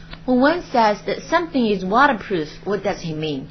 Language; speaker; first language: English; non-native, fluent; Chinese